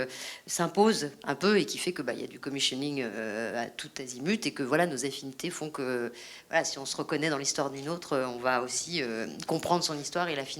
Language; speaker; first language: French; native; French